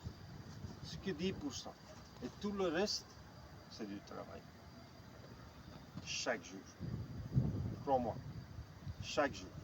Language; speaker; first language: French; non-native, fluent; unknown